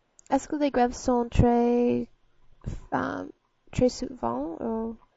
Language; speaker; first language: French; non-native, learner; English